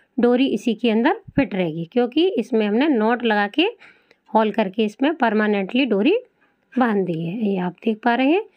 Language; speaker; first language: Hindi; native; Hindi